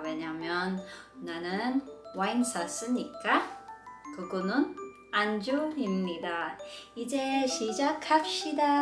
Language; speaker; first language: Korean; non-native, learner; Cebuano